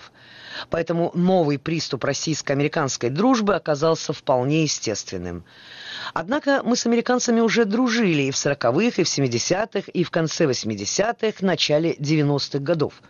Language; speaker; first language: Russian; native; Russian